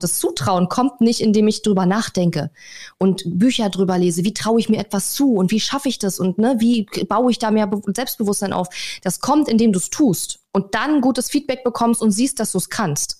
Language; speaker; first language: German; native; German